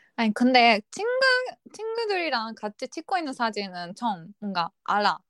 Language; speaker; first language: Korean; non-native, fluent; Japanese